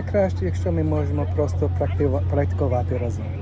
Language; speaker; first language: Ukrainian; non-native, learner; English